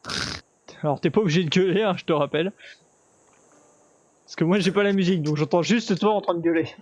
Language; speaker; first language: French; native; French